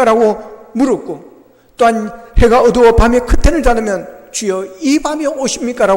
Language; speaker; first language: Korean; native; Korean